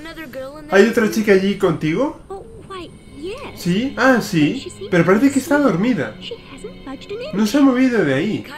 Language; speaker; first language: Spanish; native; Spanish